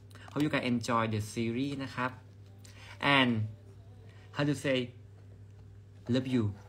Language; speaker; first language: English; non-native, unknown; Thai